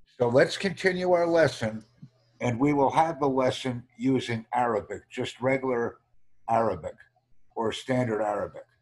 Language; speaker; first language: English; native; English